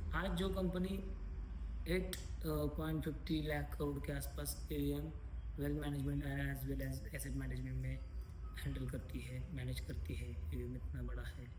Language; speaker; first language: Hindi; non-native, local second language; Marathi